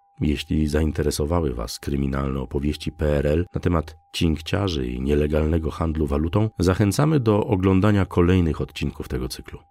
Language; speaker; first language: Polish; native; Polish